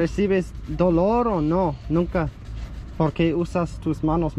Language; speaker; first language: Spanish; non-native, learner; English